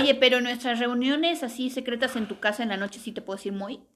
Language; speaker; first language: Spanish; native; Spanish